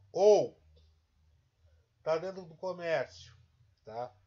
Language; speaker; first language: Portuguese; native; Portuguese